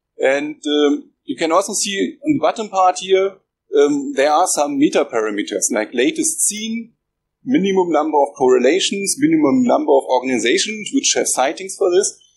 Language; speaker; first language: English; non-native, fluent; German